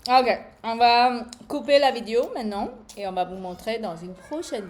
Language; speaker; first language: French; non-native, fluent; English